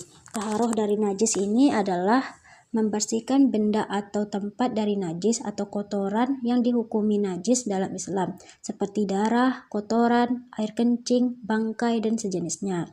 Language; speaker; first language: Indonesian; native; Indonesian